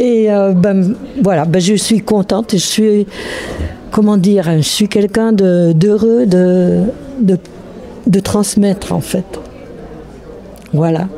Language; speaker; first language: French; native; French